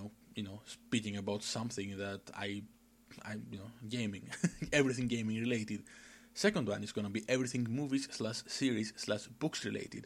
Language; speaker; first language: English; non-native, fluent; Greek